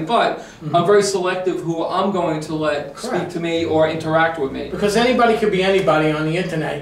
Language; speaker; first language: English; native; English